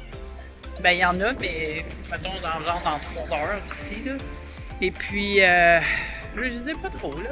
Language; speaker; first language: French; native; French